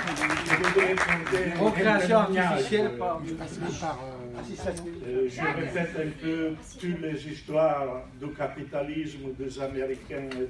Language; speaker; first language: French; non-native, fluent; Italian